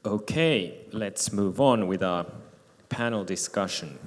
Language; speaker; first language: English; non-native, fluent; Finnish